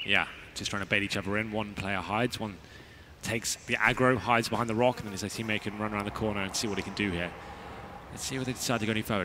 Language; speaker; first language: English; native; English